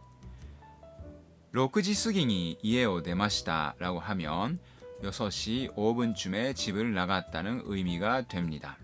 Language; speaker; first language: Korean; non-native, fluent; Japanese